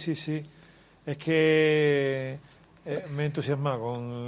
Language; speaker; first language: Spanish; native; Spanish